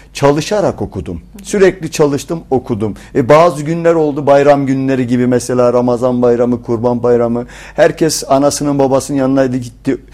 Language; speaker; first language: Turkish; native; Turkish